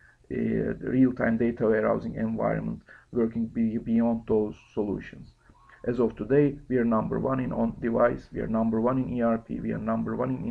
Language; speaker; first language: English; non-native, fluent; Turkish